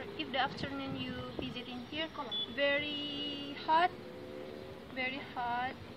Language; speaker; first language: English; non-native, learner; Indonesian